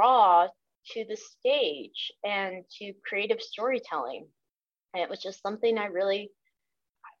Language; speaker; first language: English; native; English